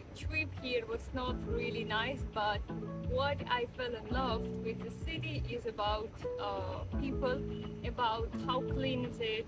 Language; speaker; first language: English; non-native, fluent; Russian